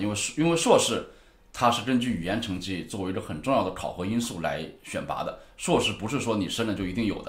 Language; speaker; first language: Chinese; native; Chinese